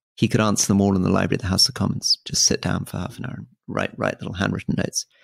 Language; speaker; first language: English; native; English